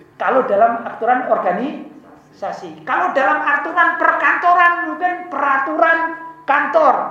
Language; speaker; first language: Indonesian; non-native, local second language; Javanese